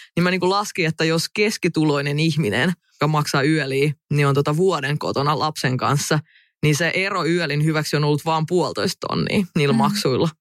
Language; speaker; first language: Finnish; early bilingual, other home language; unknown